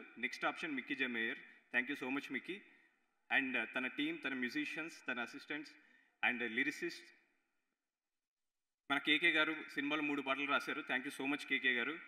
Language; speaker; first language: Telugu; native; Telugu